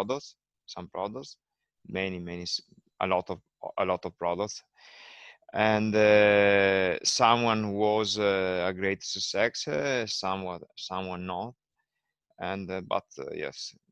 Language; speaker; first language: English; non-native, learner; Italian